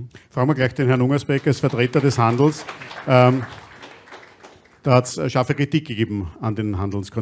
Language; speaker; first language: German; native; German